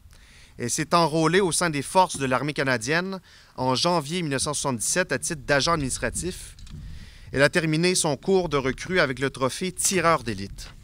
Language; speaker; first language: French; native; French